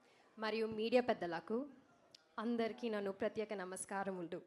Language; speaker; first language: Telugu; non-native, learner; Malayalam